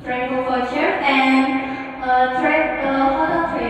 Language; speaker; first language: English; non-native, learner; Indonesian